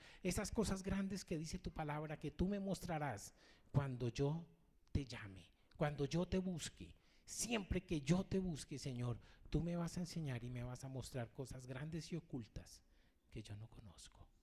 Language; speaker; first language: Spanish; native; Spanish